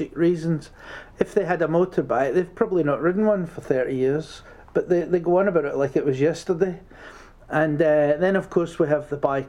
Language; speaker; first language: English; native; English